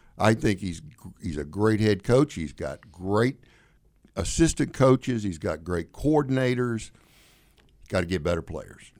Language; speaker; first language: English; native; English